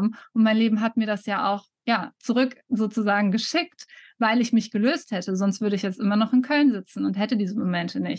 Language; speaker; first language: German; native; German